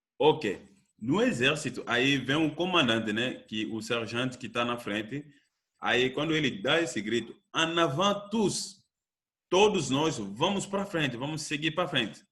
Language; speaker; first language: Portuguese; non-native, fluent; French